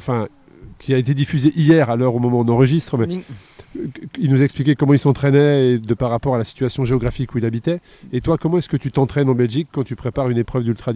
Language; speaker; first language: French; native; French